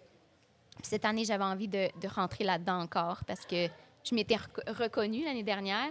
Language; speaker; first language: French; native; French